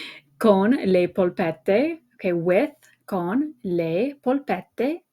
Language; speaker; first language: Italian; non-native, fluent; English